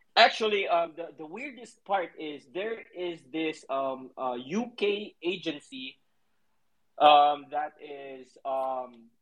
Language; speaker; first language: English; non-native, local second language; Cebuano